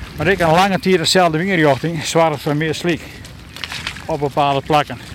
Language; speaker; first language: Dutch; native; Dutch